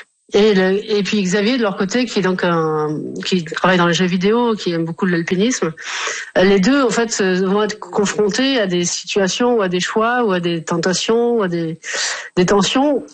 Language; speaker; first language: French; native; French